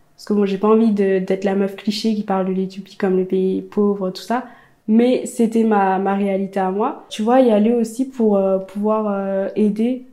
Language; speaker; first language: French; early bilingual, other home language; Amharic